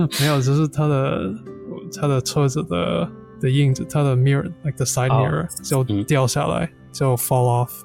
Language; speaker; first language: Chinese; non-native, fluent; English